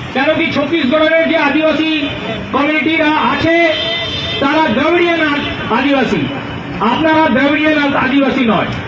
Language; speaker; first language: Bangla; non-native, local second language; Hindi